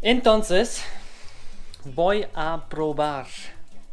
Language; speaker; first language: Spanish; non-native, learner; German